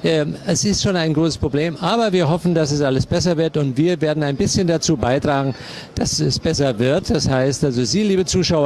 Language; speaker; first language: German; native; German